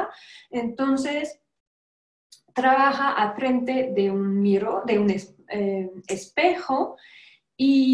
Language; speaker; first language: Spanish; non-native, fluent; French